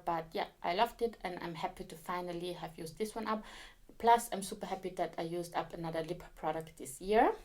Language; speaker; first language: English; non-native, fluent; German